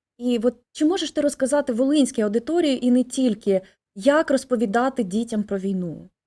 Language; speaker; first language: Ukrainian; native; Ukrainian